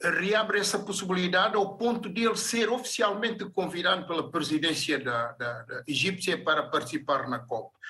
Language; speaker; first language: Portuguese; non-native, local second language; Upper Guinea Crioulo